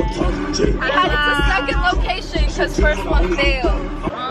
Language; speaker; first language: English; native; English